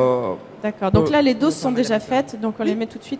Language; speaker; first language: French; native; French